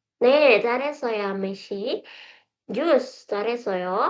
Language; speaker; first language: Korean; non-native, fluent; Indonesian